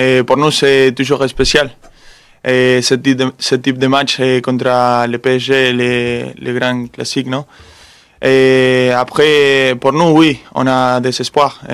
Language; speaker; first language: French; non-native, fluent; Spanish